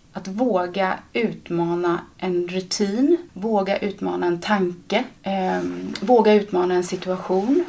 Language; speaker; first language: Swedish; native; Swedish